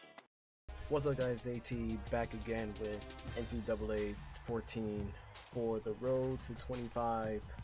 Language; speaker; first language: English; native; English